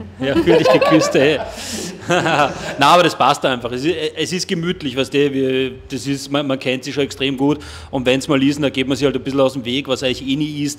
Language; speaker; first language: German; native; German